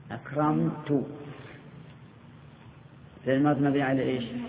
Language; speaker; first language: Arabic; native; Arabic